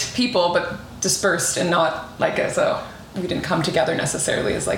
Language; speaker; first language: English; native; English